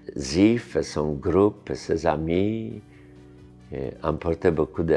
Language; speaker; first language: French; non-native, learner; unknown